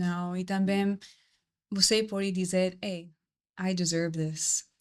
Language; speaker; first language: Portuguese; non-native, learner; English